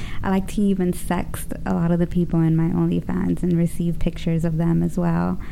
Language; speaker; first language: English; early bilingual, other home language; Spanish